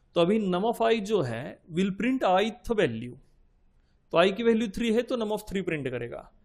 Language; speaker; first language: Hindi; non-native, local second language; Marathi